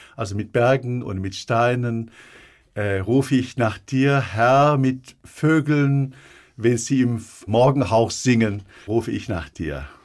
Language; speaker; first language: German; early bilingual, other home language; Turkish